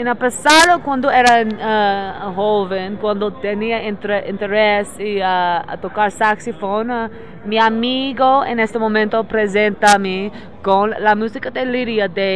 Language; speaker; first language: Spanish; non-native, learner; English